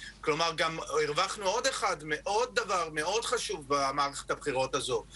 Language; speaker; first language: Hebrew; non-native, local second language; Arabic